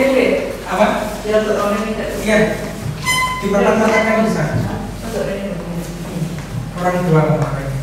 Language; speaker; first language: Indonesian; native; Indonesian